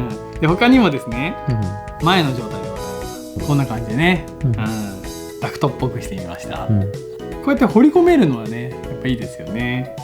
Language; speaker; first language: Japanese; native; Japanese